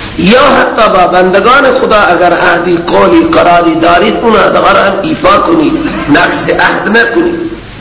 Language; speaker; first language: Persian; native; Persian